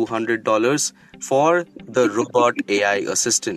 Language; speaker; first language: English; non-native, local second language; Bangla